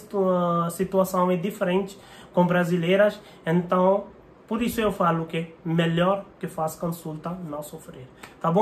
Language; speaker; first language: Portuguese; non-native, learner; Hindi